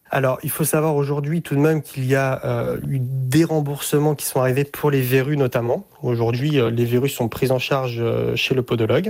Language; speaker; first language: French; native; French